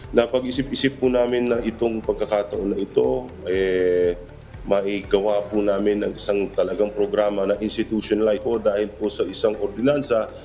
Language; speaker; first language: Filipino; native; Filipino